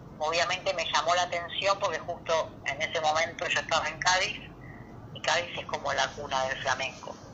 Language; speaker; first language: Spanish; native; Spanish